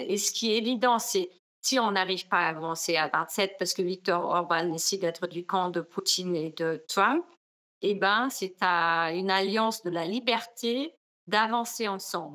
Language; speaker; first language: French; non-native, fluent; German